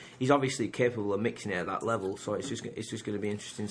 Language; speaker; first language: English; native; English